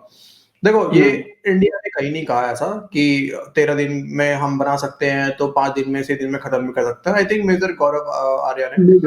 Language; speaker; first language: Hindi; native; Hindi